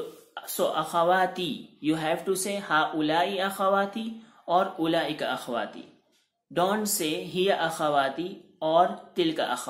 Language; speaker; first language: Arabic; non-native, fluent; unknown